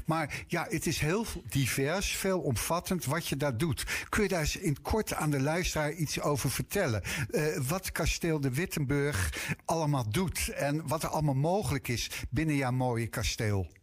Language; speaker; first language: Dutch; native; Dutch